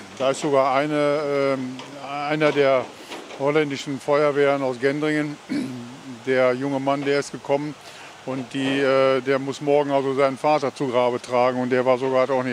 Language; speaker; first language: German; native; German